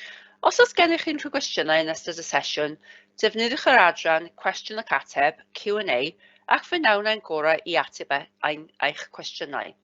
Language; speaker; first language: Welsh; native; Welsh